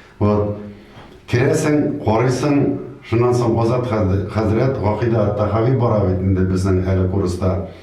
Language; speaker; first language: Tatar; native; Tatar